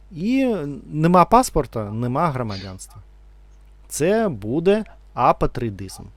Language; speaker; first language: Ukrainian; non-native, local second language; Russian